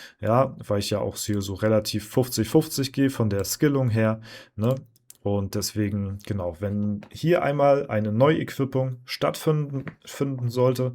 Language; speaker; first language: German; native; German